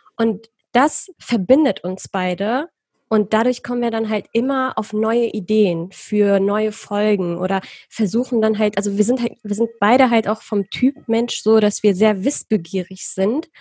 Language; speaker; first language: German; early bilingual, other home language; Persian